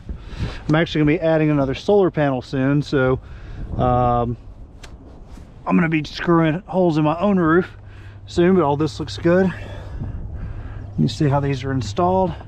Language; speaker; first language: English; native; English